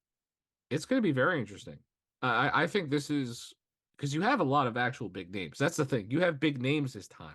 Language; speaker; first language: English; native; English